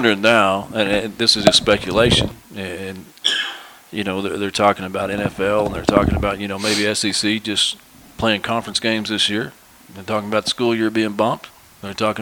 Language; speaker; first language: English; native; English